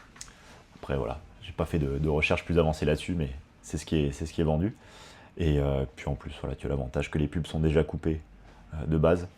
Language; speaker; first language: French; native; French